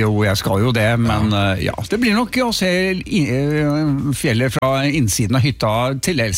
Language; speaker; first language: Norwegian; native; Norwegian